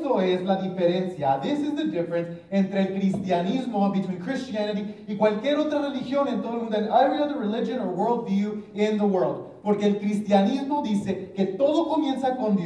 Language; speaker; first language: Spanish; early bilingual, heritage; English